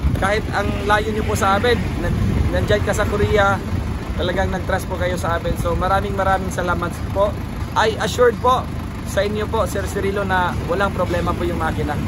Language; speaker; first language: Filipino; non-native, local second language; Cebuano